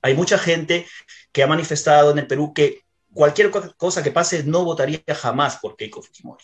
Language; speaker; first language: Spanish; native; Spanish